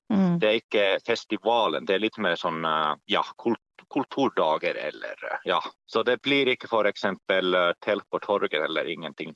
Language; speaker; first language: Norwegian; non-native, fluent; Finnish